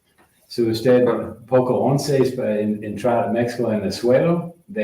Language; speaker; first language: Spanish; non-native, learner; English